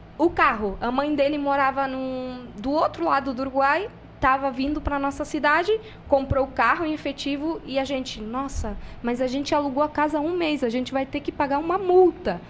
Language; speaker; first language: Portuguese; non-native, fluent; Spanish